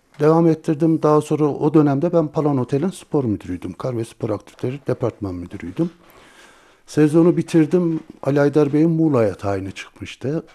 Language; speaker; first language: Turkish; native; Turkish